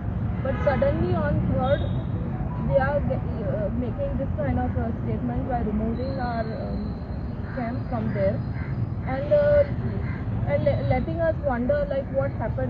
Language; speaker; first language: English; non-native, local second language; Hindi